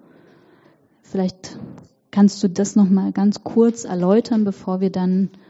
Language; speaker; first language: German; native; German